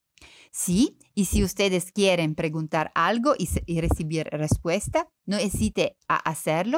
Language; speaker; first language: Spanish; non-native, learner; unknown